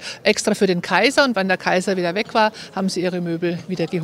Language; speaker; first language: German; native; German